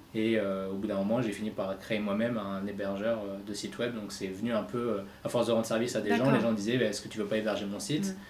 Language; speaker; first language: French; native; French